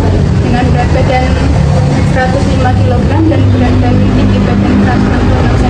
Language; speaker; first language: Indonesian; native; Indonesian